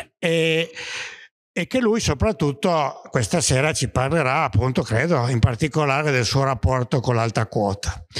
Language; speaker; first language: Italian; native; Italian